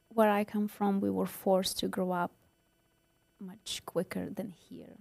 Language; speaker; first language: English; non-native, fluent; Ukrainian